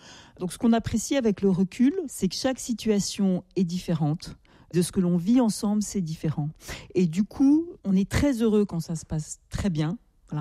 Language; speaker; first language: French; native; French